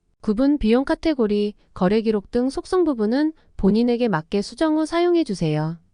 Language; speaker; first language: Korean; native; Korean